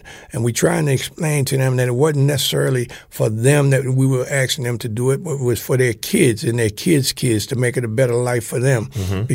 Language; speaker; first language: English; native; English